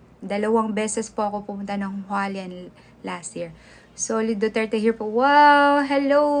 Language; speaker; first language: Filipino; native; Filipino